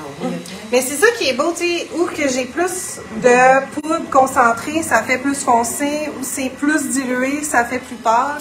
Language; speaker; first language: French; native; French